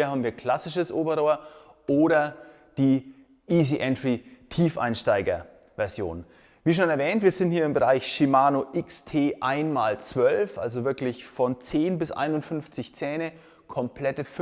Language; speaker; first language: German; native; German